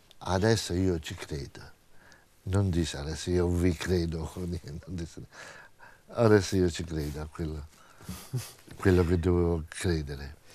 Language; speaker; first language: Italian; native; Italian